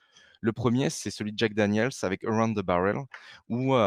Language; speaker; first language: French; native; French